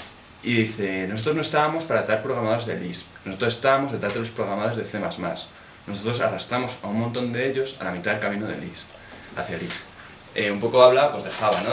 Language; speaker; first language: Spanish; native; Spanish